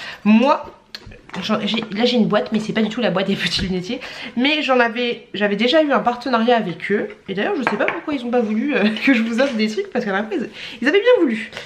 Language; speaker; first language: French; native; French